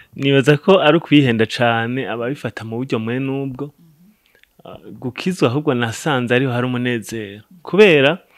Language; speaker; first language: Rundi; native; Rundi